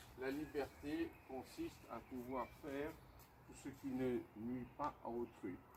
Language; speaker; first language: French; non-native, fluent; Greek